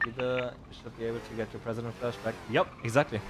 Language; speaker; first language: English; non-native, fluent; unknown